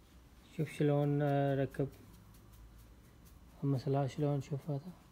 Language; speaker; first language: Arabic; non-native, learner; Urdu